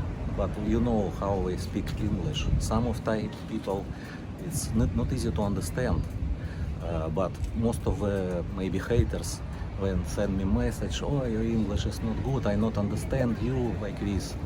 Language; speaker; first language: English; non-native, learner; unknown